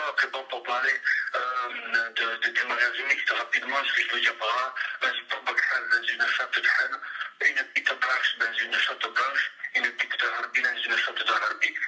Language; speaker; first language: French; early bilingual, other home language; Kabyle